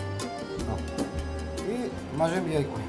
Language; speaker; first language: Polish; non-native, learner; Georgian